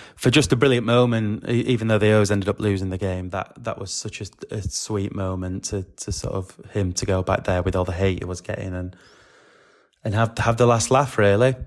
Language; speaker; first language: English; native; English